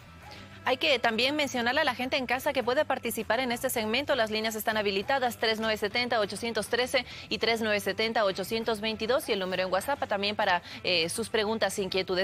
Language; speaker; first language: Spanish; native; Spanish